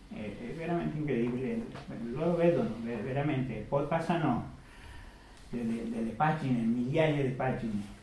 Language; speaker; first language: Italian; non-native, fluent; Spanish